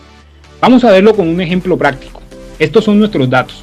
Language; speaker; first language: Spanish; native; Spanish